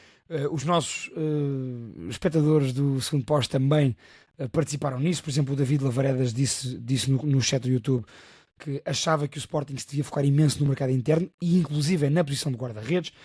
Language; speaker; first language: Portuguese; native; Portuguese